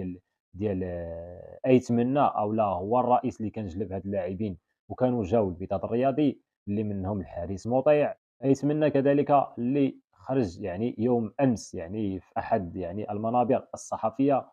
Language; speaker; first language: Arabic; native; Arabic